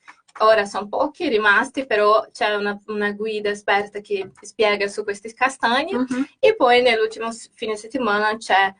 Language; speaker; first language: Italian; non-native, fluent; Portuguese